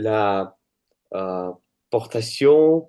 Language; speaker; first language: French; non-native, learner; Russian